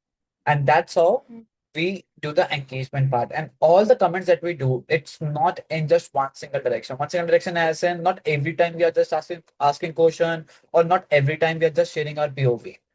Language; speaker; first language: English; non-native, local second language; Hindi